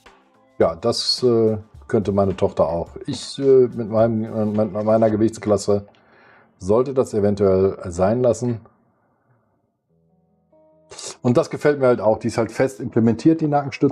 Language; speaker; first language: German; native; German